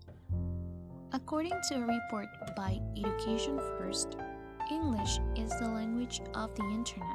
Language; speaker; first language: English; non-native, fluent; Indonesian